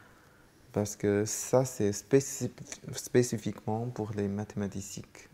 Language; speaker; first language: French; non-native, fluent; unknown